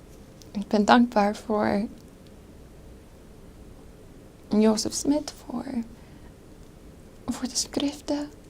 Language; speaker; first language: Dutch; non-native, fluent; English